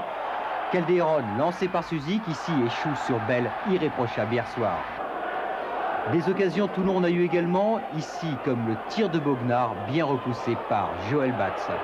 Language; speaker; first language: French; native; French